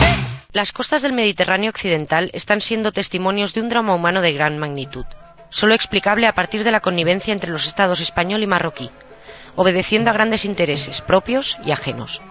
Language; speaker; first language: Spanish; native; Spanish